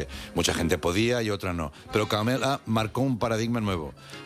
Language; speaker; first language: Spanish; native; Spanish